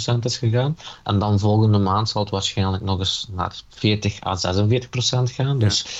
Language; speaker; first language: Dutch; native; Dutch